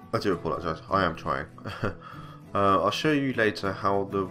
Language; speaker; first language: English; native; English